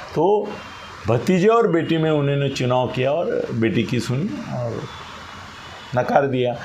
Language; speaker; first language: Hindi; non-native, local second language; Marathi